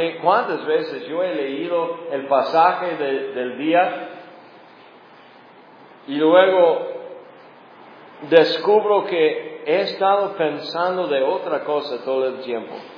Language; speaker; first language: Spanish; non-native, fluent; English